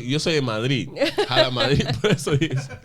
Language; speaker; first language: Spanish; early bilingual, other home language; English